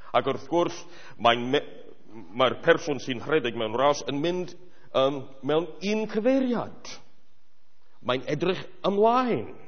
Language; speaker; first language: Welsh; non-native, fluent; English